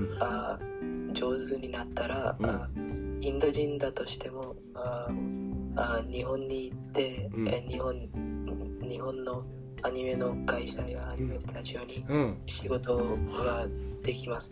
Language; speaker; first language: Japanese; non-native, learner; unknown